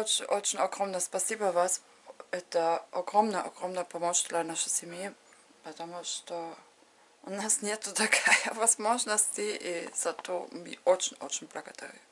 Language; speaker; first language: Russian; non-native, learner; German